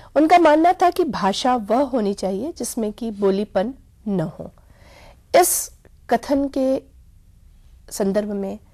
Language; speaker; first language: Hindi; native; Hindi